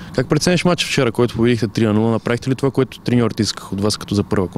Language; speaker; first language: Bulgarian; native; Bulgarian